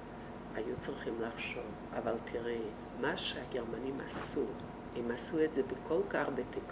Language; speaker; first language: Hebrew; non-native, fluent; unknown